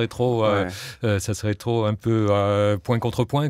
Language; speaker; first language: French; native; French